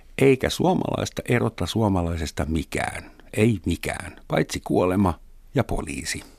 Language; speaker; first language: Finnish; non-native, fluent; German